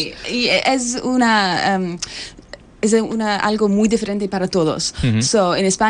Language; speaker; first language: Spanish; non-native, learner; English